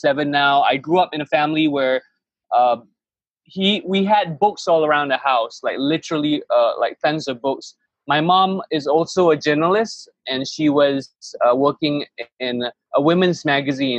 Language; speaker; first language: English; non-native, local second language; Malay